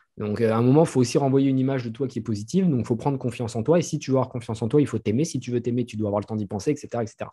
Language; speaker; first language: French; native; French